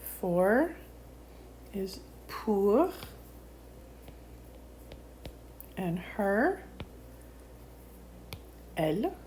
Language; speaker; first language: French; non-native, fluent; English